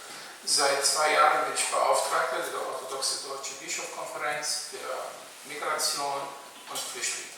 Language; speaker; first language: German; non-native, fluent; Arabic